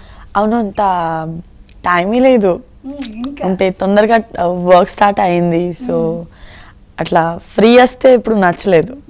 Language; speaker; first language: Telugu; non-native, learner; Gujarati